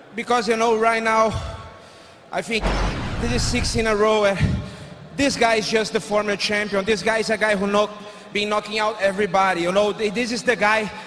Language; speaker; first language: English; non-native, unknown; Portuguese